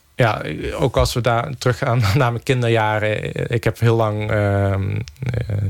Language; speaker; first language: Dutch; native; Dutch